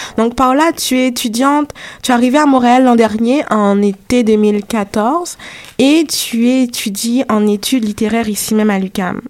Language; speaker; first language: French; native; French